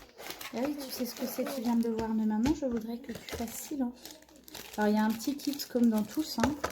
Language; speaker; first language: French; native; French